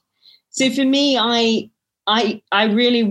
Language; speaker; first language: English; native; English